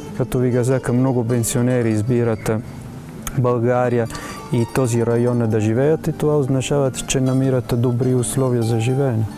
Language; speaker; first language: Bulgarian; non-native, fluent; Italian